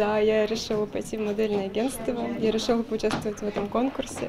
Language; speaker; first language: Russian; native; Russian